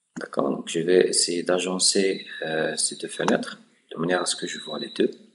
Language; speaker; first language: French; non-native, local second language; Arabic